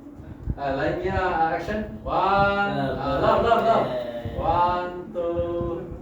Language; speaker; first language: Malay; non-native, local second language; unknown